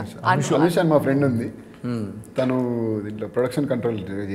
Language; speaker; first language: Telugu; native; Telugu